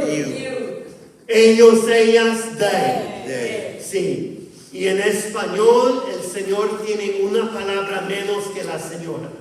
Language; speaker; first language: Spanish; non-native, fluent; English